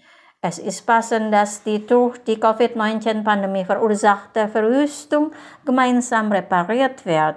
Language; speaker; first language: German; non-native, fluent; Indonesian